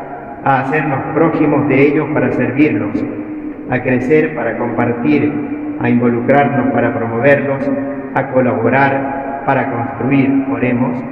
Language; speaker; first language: Spanish; native; Spanish